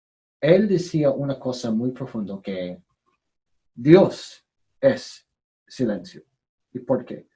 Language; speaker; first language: Spanish; non-native, learner; English